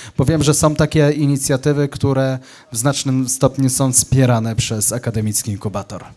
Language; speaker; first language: Polish; native; Polish